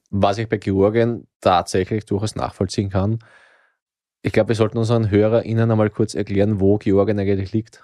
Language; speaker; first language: German; native; German